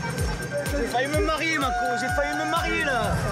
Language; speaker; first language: French; native; French